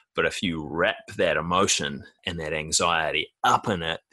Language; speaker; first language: English; native; English